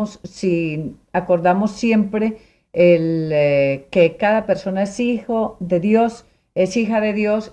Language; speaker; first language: Spanish; native; Spanish